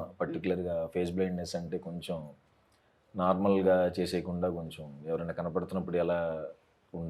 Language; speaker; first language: Telugu; native; Telugu